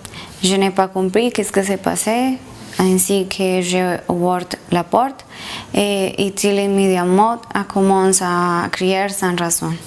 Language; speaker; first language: French; non-native, learner; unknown